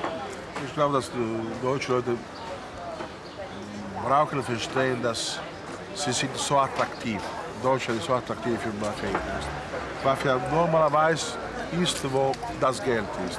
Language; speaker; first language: German; non-native, learner; Italian